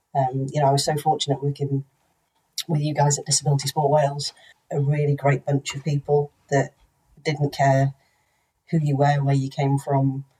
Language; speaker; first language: English; native; English